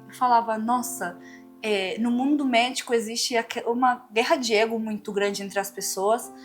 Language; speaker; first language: Portuguese; non-native, fluent; Spanish